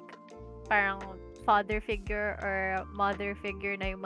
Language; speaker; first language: English; non-native, local second language; Filipino